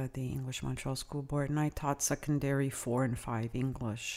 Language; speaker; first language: English; non-native, fluent; Italian